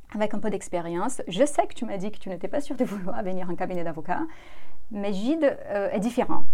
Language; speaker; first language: French; non-native, fluent; Portuguese